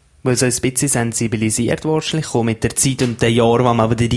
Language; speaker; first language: German; native; German